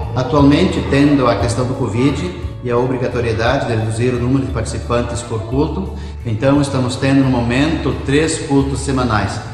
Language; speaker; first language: Portuguese; native; Portuguese